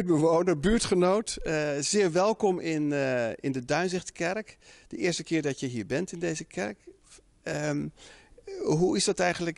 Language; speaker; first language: Dutch; native; Dutch